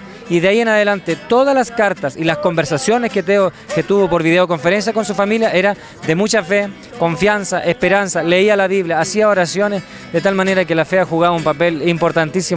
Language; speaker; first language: Spanish; native; Spanish